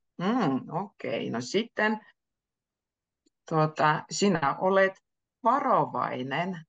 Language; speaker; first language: Finnish; native; Finnish